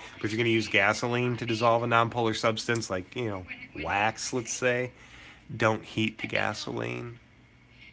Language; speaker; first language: English; native; English